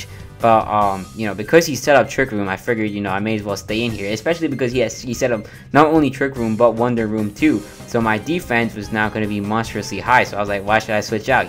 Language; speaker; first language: English; native; English